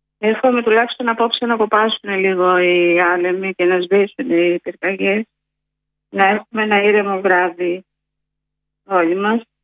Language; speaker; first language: Greek; native; Greek